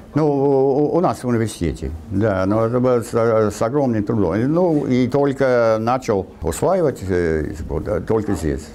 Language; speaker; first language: Russian; non-native, fluent; English